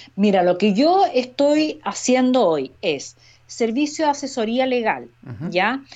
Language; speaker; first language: Spanish; native; Spanish